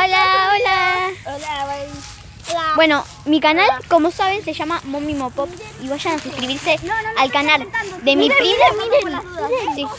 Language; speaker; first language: Spanish; native; Spanish